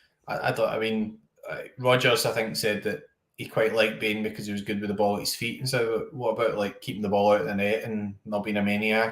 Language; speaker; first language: English; native; English